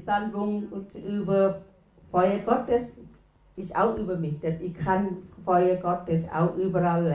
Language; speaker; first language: German; non-native, learner; Thai